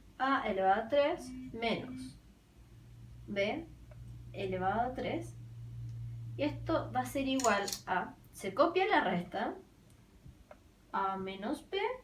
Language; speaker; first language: Spanish; native; Spanish